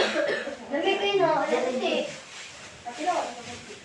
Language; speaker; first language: Filipino; non-native, local second language; Cebuano